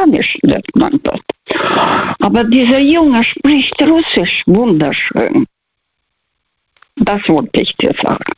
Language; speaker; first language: German; early bilingual, heritage; Russian